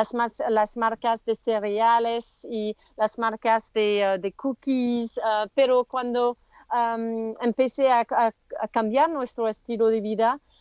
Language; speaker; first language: Spanish; non-native, learner; French